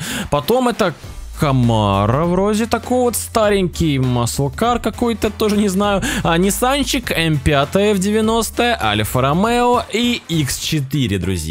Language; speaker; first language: Russian; native; Russian